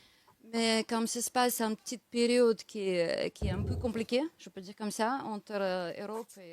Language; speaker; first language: French; non-native, learner; Russian